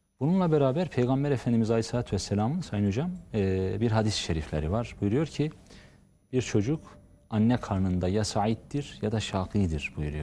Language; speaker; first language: Turkish; native; Turkish